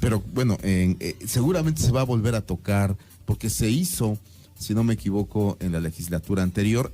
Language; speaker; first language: Spanish; native; Spanish